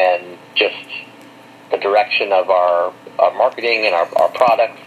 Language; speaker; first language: English; native; English